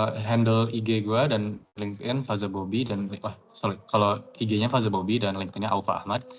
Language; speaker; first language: Indonesian; native; Indonesian